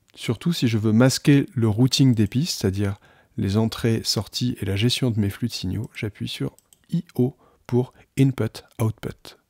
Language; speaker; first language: French; native; French